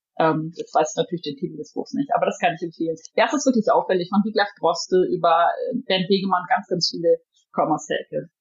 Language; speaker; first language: German; native; German